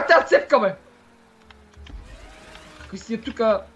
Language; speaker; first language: Bulgarian; native; Bulgarian